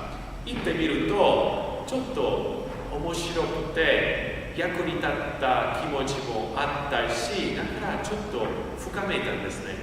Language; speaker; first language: Japanese; non-native, fluent; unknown